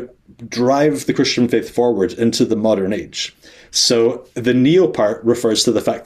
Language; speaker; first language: English; native; English